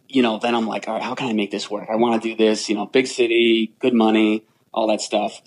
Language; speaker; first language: English; native; English